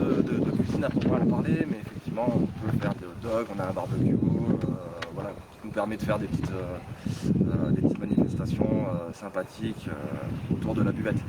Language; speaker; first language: French; native; French